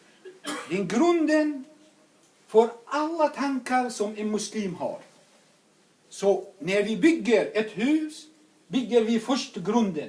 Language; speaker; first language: Swedish; non-native, fluent; Arabic